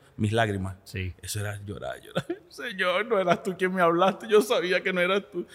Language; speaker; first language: Spanish; native; Spanish